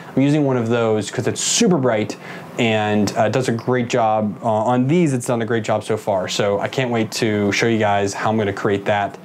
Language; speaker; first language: English; native; English